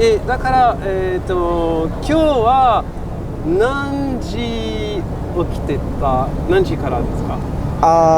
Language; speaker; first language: Japanese; non-native, learner; French